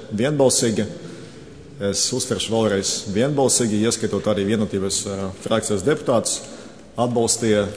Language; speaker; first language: Latvian; non-native, local second language; Russian